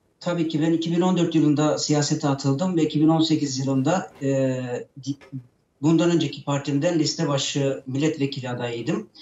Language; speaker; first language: Turkish; native; Turkish